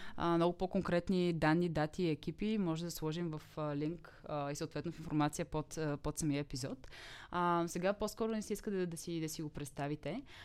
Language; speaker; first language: Bulgarian; native; Bulgarian